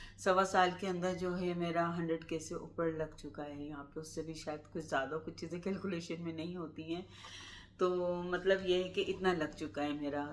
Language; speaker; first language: Urdu; native; Urdu